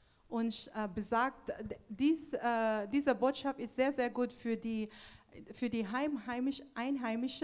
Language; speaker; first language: German; non-native, fluent; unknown